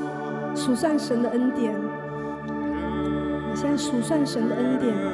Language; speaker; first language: Chinese; native; Chinese